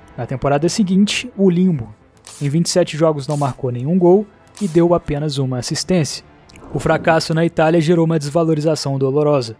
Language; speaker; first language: Portuguese; native; Portuguese